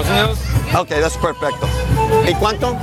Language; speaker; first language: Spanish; non-native, learner; English